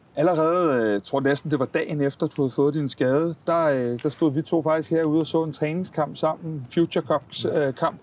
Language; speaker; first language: Danish; native; Danish